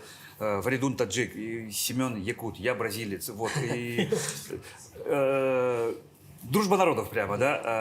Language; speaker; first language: Russian; native; Russian